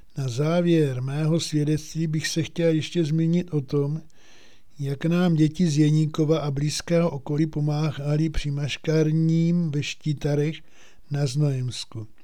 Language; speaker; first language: Czech; native; Czech